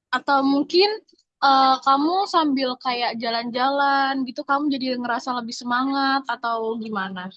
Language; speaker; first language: Indonesian; native; Indonesian